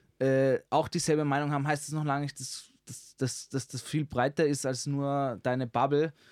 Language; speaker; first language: German; native; German